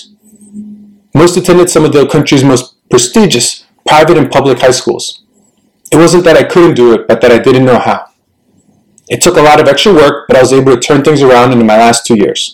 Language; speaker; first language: English; early bilingual, other home language; Spanish